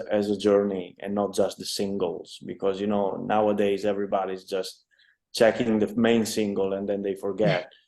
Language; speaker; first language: English; non-native, fluent; Italian